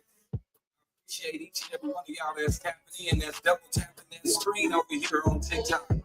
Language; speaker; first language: English; native; English